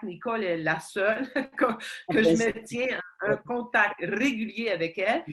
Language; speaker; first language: French; non-native, fluent; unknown